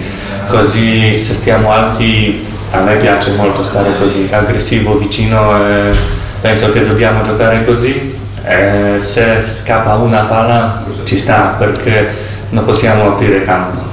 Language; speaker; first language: Italian; non-native, fluent; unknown